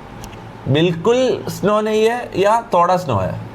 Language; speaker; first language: Hindi; non-native, local second language; Malayalam